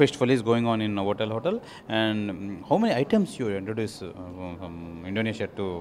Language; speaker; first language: English; non-native, local second language; Telugu